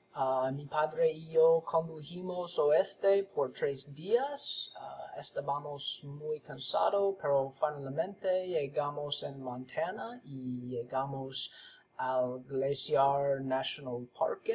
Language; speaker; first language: Spanish; non-native, learner; English